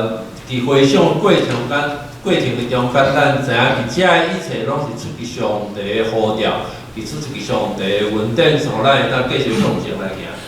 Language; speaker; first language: Chinese; native; Chinese